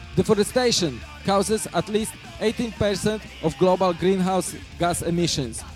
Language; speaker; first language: English; non-native, fluent; Polish